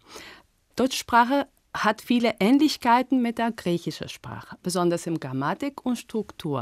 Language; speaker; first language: German; non-native, fluent; Greek